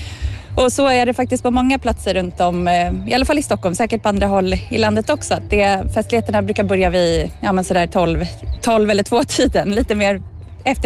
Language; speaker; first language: Swedish; native; Swedish